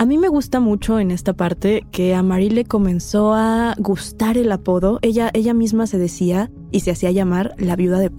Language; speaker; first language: Spanish; native; Spanish